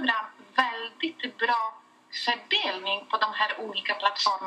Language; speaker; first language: Swedish; non-native, fluent; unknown